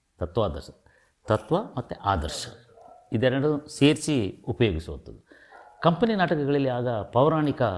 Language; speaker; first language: Kannada; non-native, local second language; Kodava